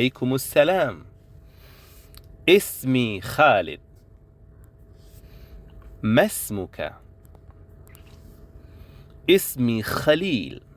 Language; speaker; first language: Arabic; non-native, fluent; Indonesian